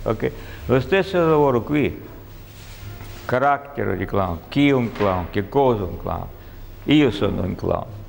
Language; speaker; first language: Italian; non-native, learner; Russian